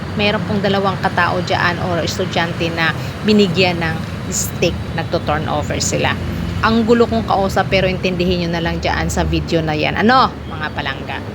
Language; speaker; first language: Filipino; non-native, local second language; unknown